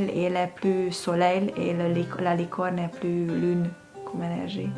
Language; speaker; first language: French; non-native, fluent; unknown